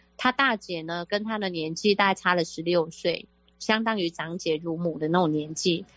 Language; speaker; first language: Chinese; native; Chinese